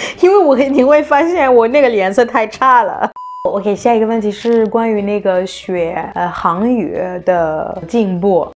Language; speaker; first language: Chinese; non-native, fluent; French